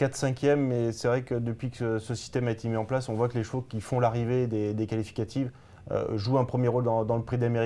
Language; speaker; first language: French; native; French